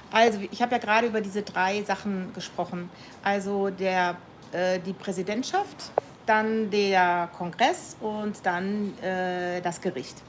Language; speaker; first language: German; native; German